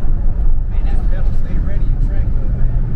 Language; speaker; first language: English; native; English